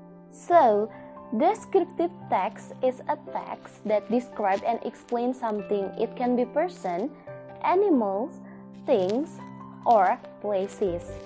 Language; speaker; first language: English; non-native, fluent; Indonesian